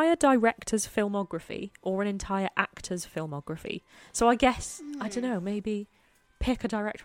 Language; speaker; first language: English; native; English